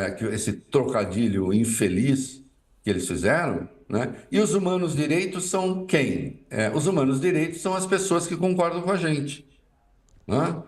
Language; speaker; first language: Portuguese; native; Portuguese